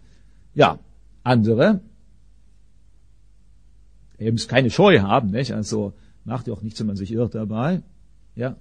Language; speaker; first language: German; native; German